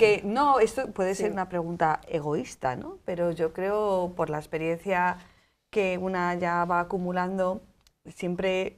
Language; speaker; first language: Spanish; native; Spanish